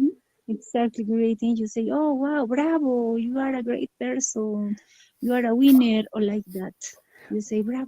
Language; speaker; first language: English; non-native, learner; Spanish